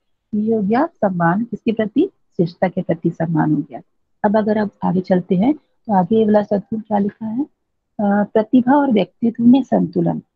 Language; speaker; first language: Hindi; native; Hindi